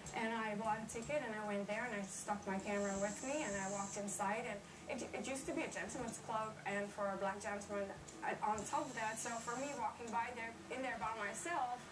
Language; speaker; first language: English; non-native, fluent; Dutch